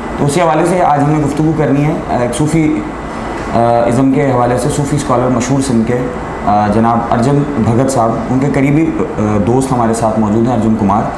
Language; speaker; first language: Urdu; native; Urdu